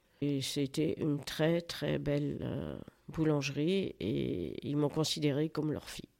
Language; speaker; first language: French; native; French